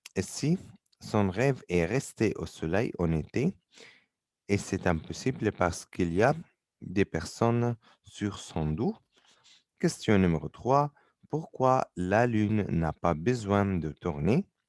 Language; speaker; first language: French; non-native, fluent; Arabic